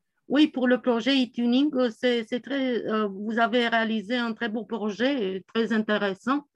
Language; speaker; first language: French; non-native, fluent; Romanian